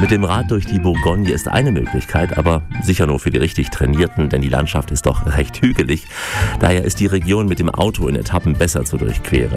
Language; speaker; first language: German; native; German